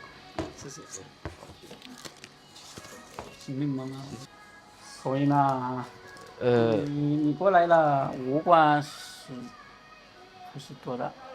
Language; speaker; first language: Chinese; non-native, learner; Spanish